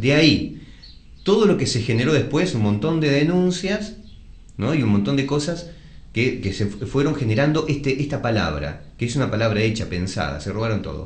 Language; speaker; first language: Spanish; native; Spanish